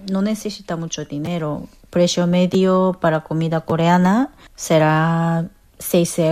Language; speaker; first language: Spanish; non-native, fluent; Korean